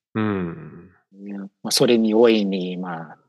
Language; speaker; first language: Japanese; non-native, fluent; English